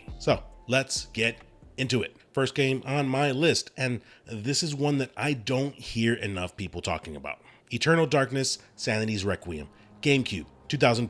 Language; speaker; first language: English; native; English